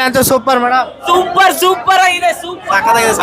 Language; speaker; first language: Kannada; native; Kannada